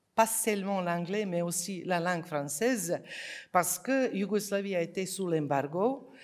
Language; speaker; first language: French; non-native, fluent; Serbian